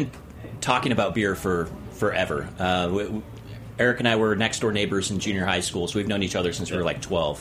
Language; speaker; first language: English; native; English